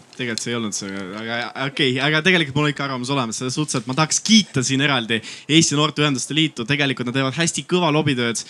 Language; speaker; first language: Estonian; non-native, local second language; Russian